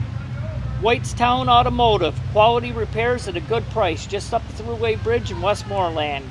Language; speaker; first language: English; native; English